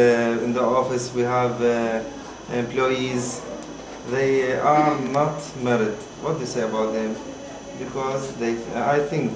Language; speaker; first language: English; non-native, learner; Arabic